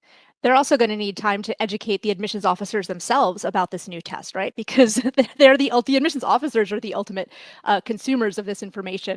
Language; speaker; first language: English; native; English